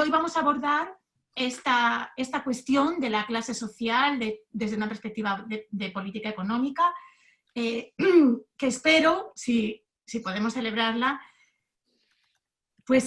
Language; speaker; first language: Spanish; native; Spanish